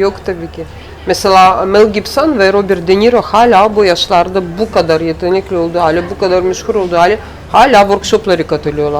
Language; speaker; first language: Turkish; non-native, learner; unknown